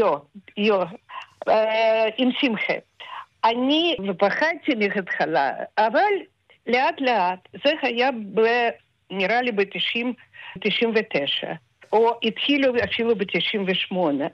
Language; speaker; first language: Hebrew; non-native, fluent; Russian